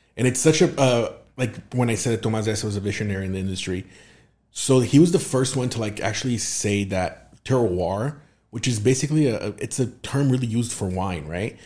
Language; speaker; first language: English; non-native, fluent; Portuguese